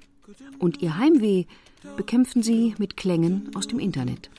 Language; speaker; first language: German; native; German